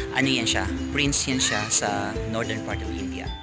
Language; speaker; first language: Filipino; non-native, local second language; Waray